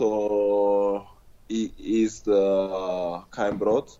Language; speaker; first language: German; non-native, learner; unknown